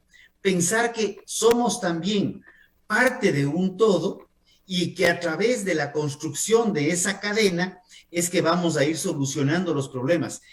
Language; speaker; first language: Spanish; native; Spanish